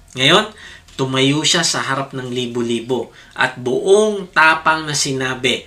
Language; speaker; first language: Filipino; native; Filipino